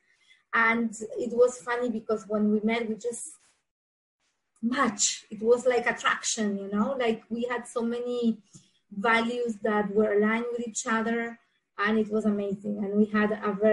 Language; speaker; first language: English; non-native, fluent; Spanish